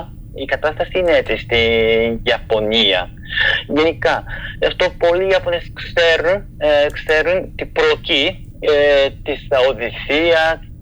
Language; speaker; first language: Greek; non-native, fluent; Japanese